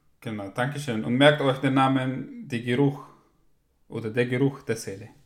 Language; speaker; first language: German; non-native, fluent; Arabic